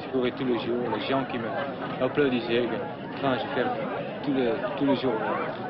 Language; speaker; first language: French; non-native, fluent; Dutch